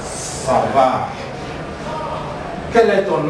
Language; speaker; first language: French; non-native, learner; Igbo